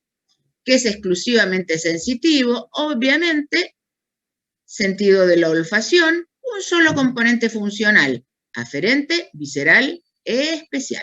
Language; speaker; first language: Spanish; native; Spanish